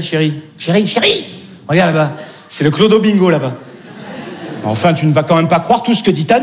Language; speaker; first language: French; native; French